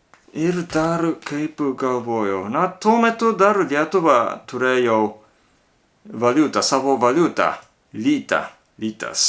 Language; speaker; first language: Lithuanian; non-native, learner; Japanese